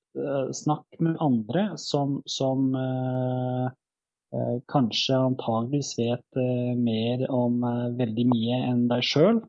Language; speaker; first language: Norwegian; early bilingual, other home language; Bosnian